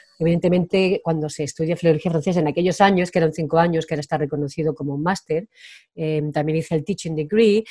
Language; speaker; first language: Spanish; native; Spanish